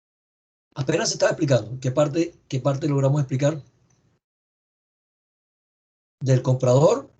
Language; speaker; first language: Spanish; native; Spanish